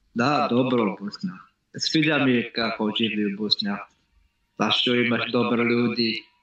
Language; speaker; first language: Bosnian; non-native, learner; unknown